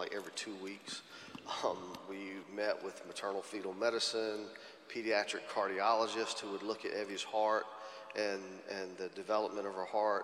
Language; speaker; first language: English; native; English